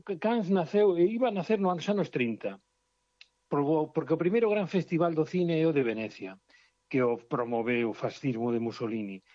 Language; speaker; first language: Galician; non-native, local second language; Spanish